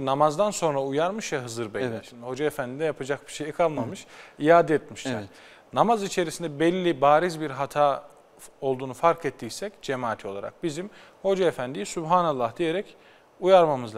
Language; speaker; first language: Turkish; native; Turkish